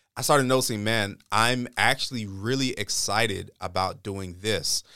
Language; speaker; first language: English; native; English